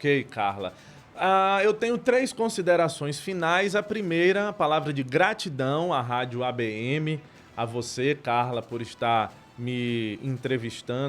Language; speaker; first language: Portuguese; native; Portuguese